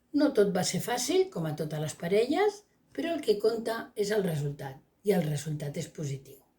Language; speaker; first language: Catalan; non-native, local second language; Spanish